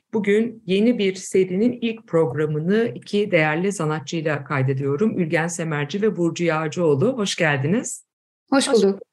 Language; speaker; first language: Turkish; native; Turkish